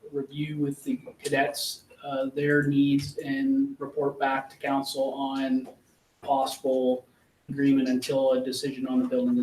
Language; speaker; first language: English; native; English